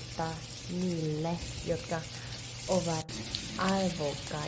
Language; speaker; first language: Finnish; non-native, learner; Korean